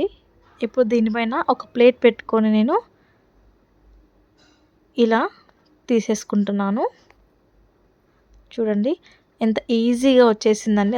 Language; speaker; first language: Telugu; native; Telugu